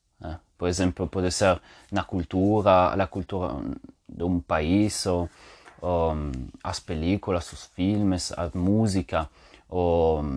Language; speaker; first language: Portuguese; non-native, learner; Spanish